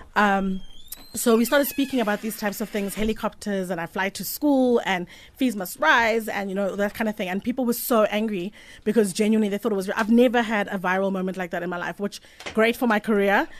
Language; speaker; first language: English; native; English